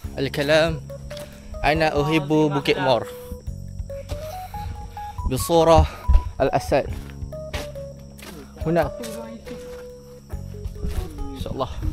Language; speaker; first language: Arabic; non-native, learner; Malay